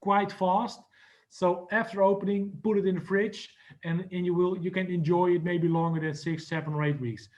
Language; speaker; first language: English; non-native, fluent; Dutch